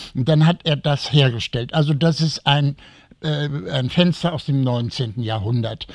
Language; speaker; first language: German; native; German